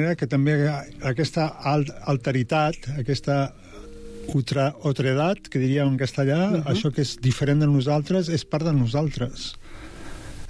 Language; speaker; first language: Catalan; native; Catalan